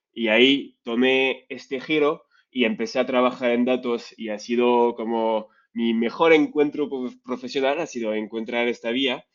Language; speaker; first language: Spanish; non-native, fluent; French